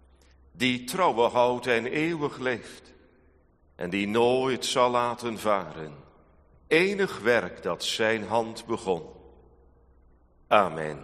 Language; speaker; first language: Dutch; native; Dutch